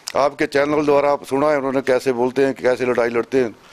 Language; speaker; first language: Hindi; native; Hindi